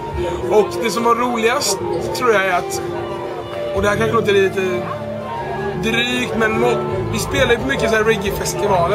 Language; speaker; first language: Swedish; native; Swedish